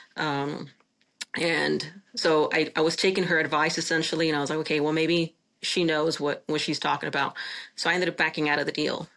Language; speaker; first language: English; non-native, fluent; Spanish